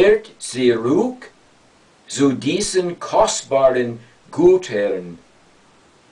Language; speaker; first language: German; non-native, fluent; English